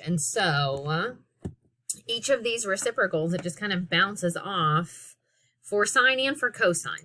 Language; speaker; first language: English; native; English